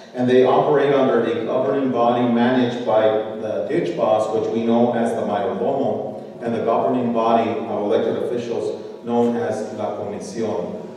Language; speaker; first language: English; early bilingual, other home language; Spanish